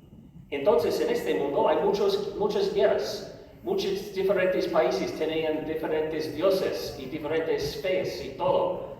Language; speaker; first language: Spanish; non-native, learner; English